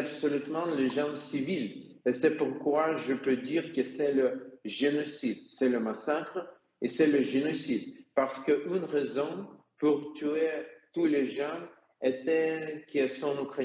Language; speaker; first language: French; non-native, learner; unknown